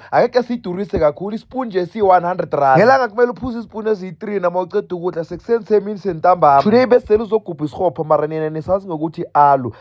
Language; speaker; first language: Zulu; non-native, local second language; South Ndebele